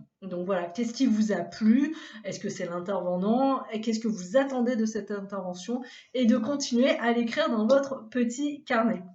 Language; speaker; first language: French; native; French